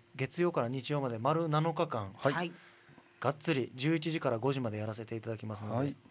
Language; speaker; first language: Japanese; native; Japanese